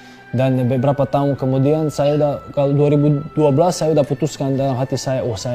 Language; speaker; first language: Indonesian; non-native, fluent; Serbian